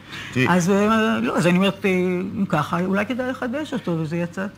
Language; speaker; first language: Hebrew; native; Hebrew